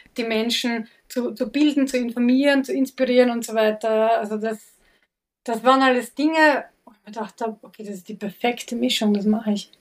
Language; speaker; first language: German; native; German